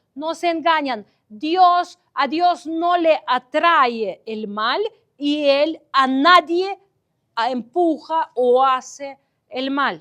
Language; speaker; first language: Spanish; non-native, fluent; Ukrainian